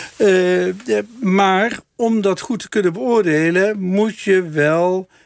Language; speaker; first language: Dutch; native; Dutch